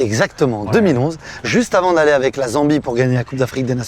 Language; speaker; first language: French; native; French